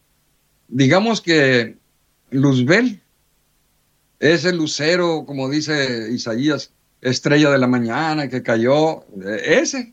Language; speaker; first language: Spanish; native; Spanish